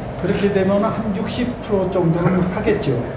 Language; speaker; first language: Korean; native; Korean